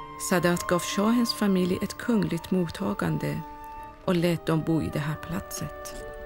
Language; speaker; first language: Swedish; non-native, fluent; Persian